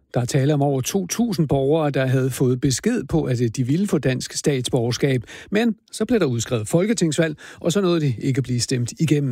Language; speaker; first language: Danish; native; Danish